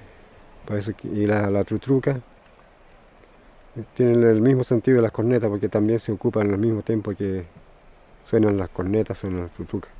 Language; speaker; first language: Spanish; non-native, local second language; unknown